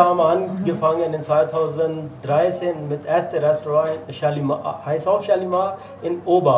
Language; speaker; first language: German; non-native, learner; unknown